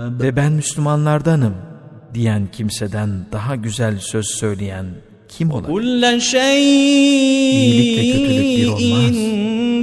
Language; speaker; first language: Turkish; native; Turkish